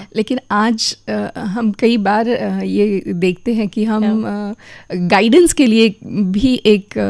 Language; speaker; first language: Hindi; non-native, local second language; Marathi